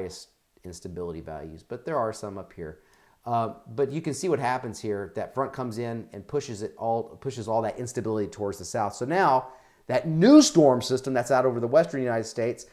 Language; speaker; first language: English; native; English